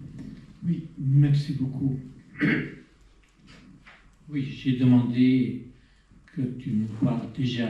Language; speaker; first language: French; non-native, fluent; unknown